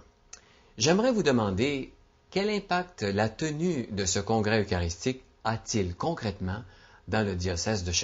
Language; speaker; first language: French; native; French